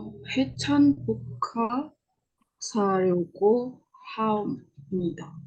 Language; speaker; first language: Korean; non-native, learner; Indonesian